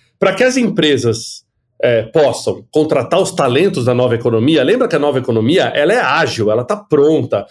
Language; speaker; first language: Portuguese; native; Portuguese